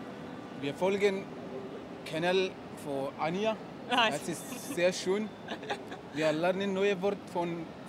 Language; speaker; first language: German; non-native, learner; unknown